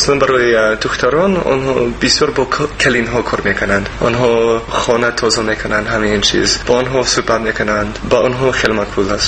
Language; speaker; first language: Persian; non-native, learner; English